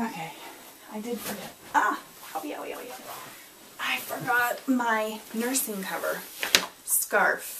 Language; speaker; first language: English; native; English